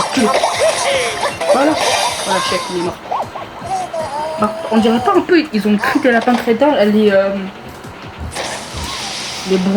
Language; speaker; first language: French; native; French